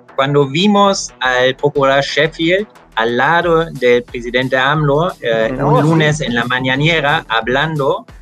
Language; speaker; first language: Spanish; non-native, fluent; German